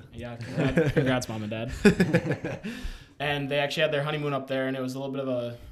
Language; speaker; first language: English; native; English